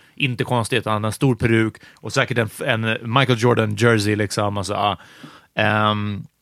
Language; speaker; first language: Swedish; early bilingual, other home language; Hungarian